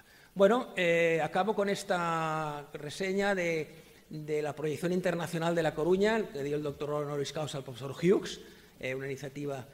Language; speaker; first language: Spanish; native; Spanish